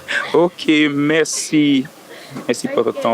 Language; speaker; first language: French; non-native, learner; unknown